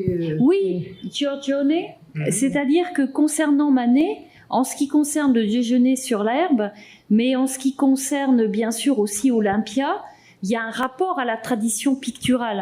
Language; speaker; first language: French; native; French